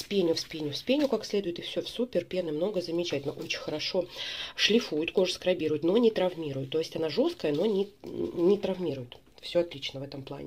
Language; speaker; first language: Russian; native; Russian